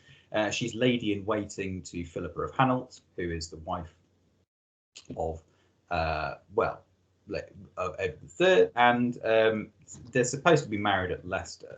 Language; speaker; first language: English; native; English